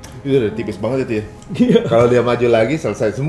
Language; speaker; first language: Indonesian; native; Indonesian